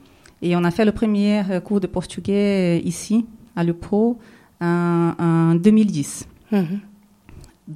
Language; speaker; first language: French; non-native, fluent; Portuguese